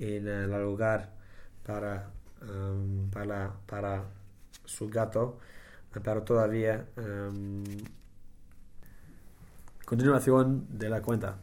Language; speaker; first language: Spanish; non-native, learner; English